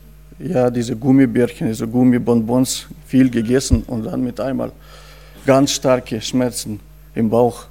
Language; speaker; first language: German; non-native, fluent; Russian